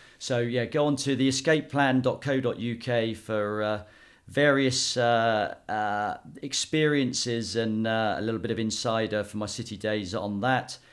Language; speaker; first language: English; native; English